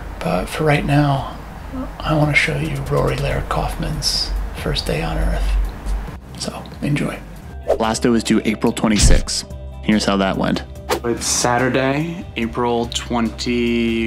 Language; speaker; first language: English; native; English